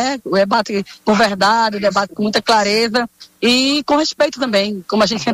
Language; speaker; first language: Portuguese; native; Portuguese